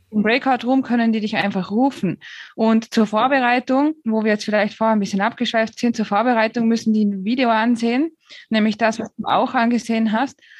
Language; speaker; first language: German; native; German